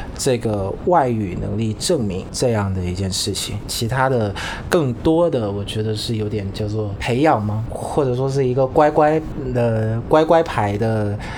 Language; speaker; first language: Chinese; non-native, fluent; Vietnamese